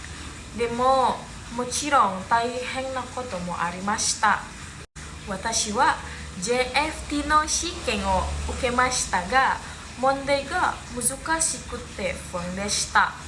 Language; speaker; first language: Japanese; non-native, learner; Indonesian